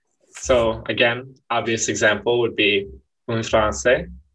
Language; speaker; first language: English; native; English